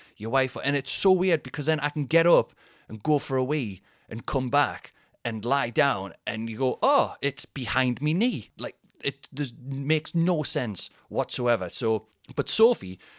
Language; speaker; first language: English; native; English